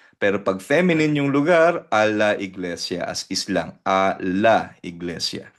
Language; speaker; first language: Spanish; non-native, fluent; Filipino